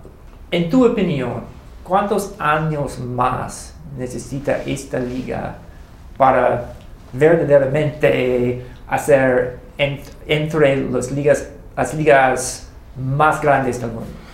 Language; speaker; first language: Spanish; non-native, learner; English